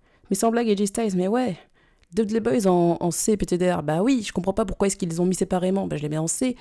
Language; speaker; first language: French; native; French